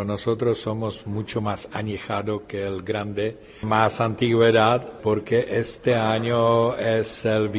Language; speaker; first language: Spanish; non-native, fluent; Czech